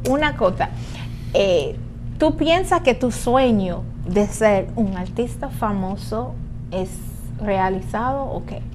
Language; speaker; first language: Spanish; non-native, learner; Haitian Creole